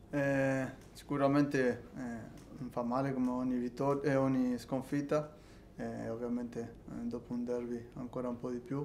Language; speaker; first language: Italian; non-native, fluent; Spanish